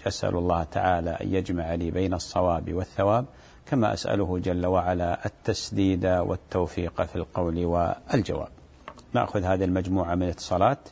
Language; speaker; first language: Arabic; native; Arabic